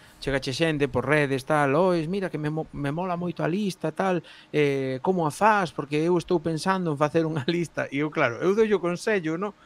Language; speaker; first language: Galician; non-native, local second language; Spanish